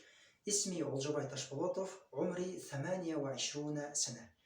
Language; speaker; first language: Arabic; non-native, fluent; Kyrgyz